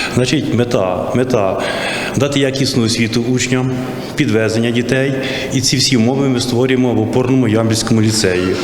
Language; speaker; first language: Ukrainian; native; Ukrainian